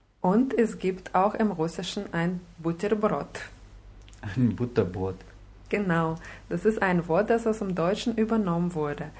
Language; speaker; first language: German; non-native, fluent; Russian